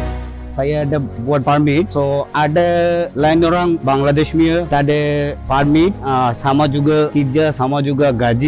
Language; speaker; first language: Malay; non-native, learner; Bangla